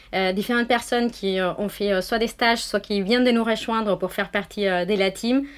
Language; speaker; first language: French; non-native, fluent; Spanish